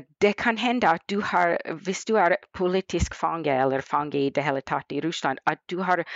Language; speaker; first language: Norwegian; non-native, fluent; English